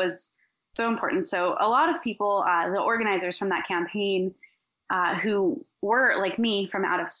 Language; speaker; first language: English; native; English